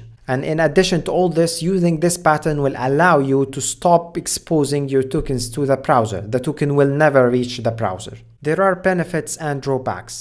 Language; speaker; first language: English; non-native, fluent; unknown